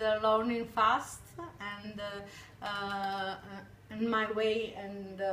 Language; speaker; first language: English; non-native, learner; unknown